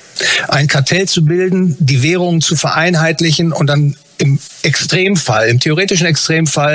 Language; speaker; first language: German; native; German